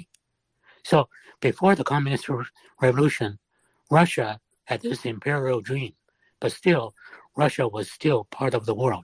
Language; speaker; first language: English; non-native, fluent; Wu Chinese